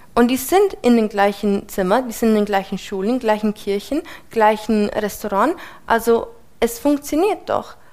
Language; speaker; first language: German; non-native, fluent; English